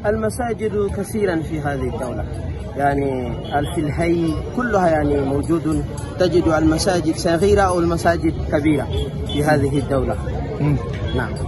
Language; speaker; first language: Arabic; non-native, fluent; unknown